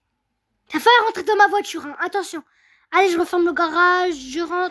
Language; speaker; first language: French; native; French